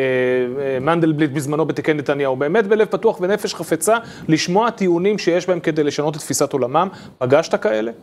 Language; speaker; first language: Hebrew; native; Hebrew